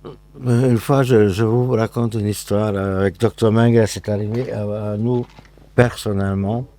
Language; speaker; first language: French; non-native, fluent; Hungarian